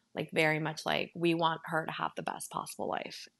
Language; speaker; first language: English; native; English